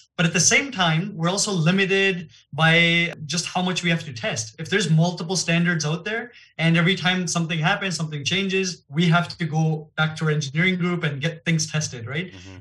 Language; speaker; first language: English; non-native, fluent; Gujarati